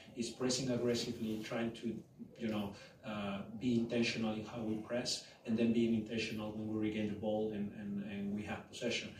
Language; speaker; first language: English; non-native, fluent; Spanish